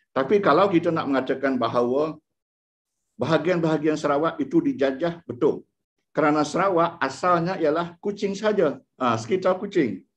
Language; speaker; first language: Malay; non-native, local second language; Iban